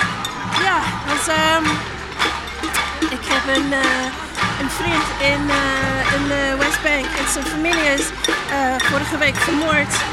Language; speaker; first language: Dutch; non-native, fluent; English